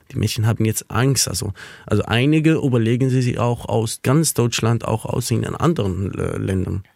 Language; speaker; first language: German; non-native, fluent; Kurdish